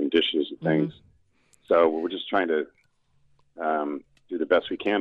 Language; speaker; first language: English; native; English